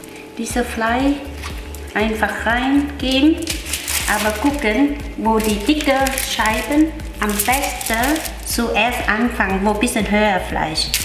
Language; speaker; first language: German; non-native, learner; Vietnamese